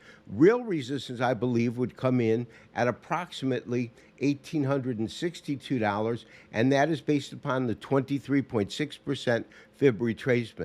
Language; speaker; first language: English; native; English